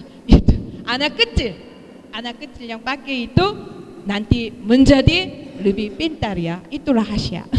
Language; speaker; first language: Indonesian; non-native, fluent; Korean